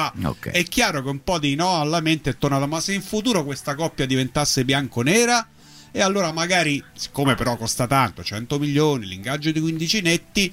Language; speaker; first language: Italian; native; Italian